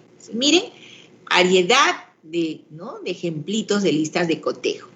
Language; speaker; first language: Spanish; native; Spanish